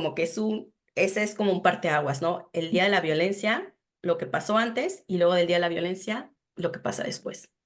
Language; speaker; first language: Spanish; native; Spanish